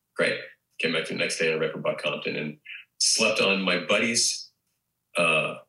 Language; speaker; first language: English; native; English